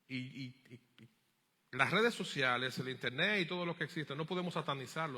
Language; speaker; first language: Spanish; native; Spanish